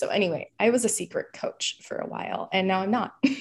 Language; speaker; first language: English; native; English